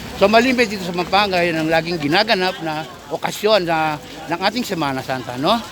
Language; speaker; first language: Filipino; non-native, local second language; Pampanga